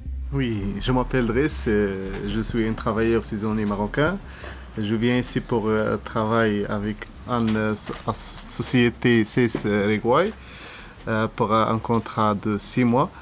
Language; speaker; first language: French; non-native, learner; Arabic